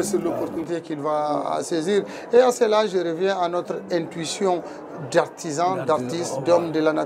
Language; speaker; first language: French; non-native, local second language; Tamasheq